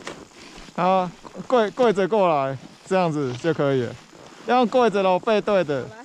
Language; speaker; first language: Chinese; native; Chinese